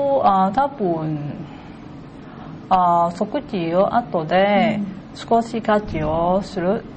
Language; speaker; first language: Japanese; non-native, learner; Cantonese